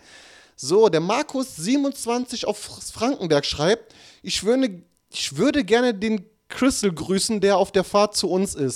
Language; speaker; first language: German; native; German